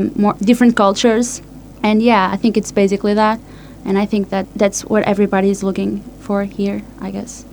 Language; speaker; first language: English; non-native, fluent; Portuguese